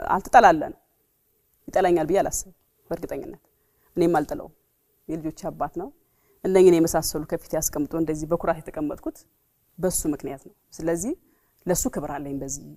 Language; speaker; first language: Amharic; native; Amharic